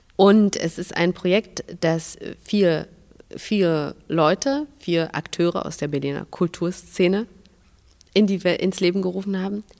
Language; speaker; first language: German; non-native, fluent; Russian